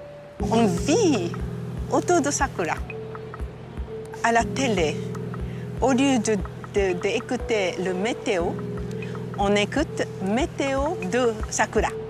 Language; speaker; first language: French; non-native, fluent; Japanese